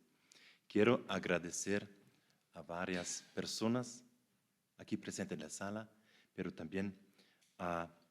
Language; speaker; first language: Spanish; non-native, fluent; German